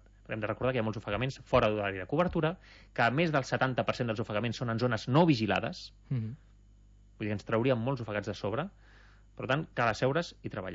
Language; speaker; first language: Catalan; native; Catalan